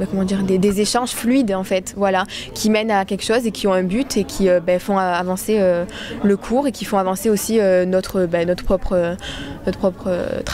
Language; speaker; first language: French; native; French